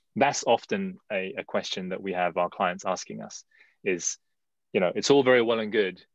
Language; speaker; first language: English; early bilingual, other home language; Chinese